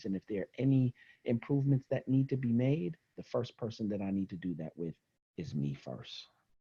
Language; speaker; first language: English; native; English